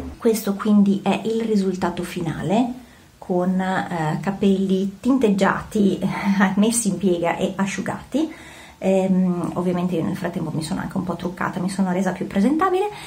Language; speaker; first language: Italian; native; Italian